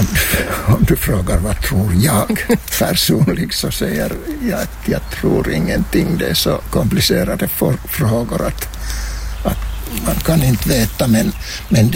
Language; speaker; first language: Swedish; non-native, local second language; Finnish